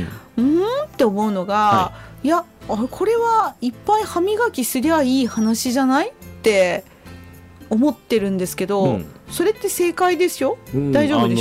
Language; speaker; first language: Japanese; native; Japanese